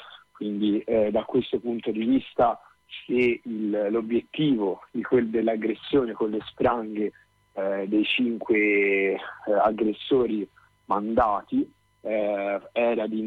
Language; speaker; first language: Italian; native; Italian